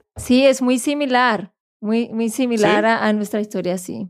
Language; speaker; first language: Spanish; native; Spanish